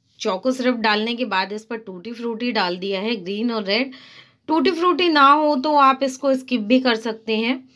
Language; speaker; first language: Hindi; native; Hindi